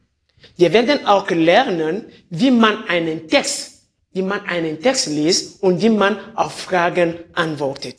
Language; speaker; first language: German; non-native, fluent; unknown